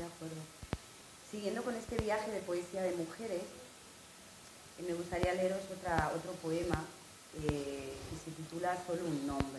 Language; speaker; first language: Spanish; native; Spanish